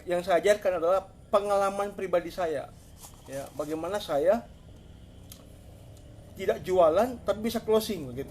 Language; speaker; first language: Indonesian; native; Indonesian